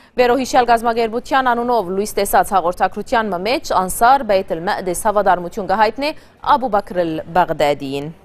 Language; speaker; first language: Armenian; early bilingual, heritage; Armenian